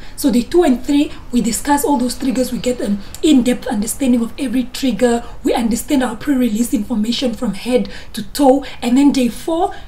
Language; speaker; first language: English; non-native, local second language; Afrikaans